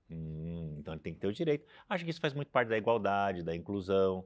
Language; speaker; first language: Portuguese; native; Portuguese